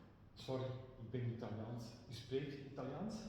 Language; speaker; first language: Dutch; non-native, learner; Italian